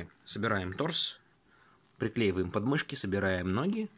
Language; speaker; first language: Russian; native; Russian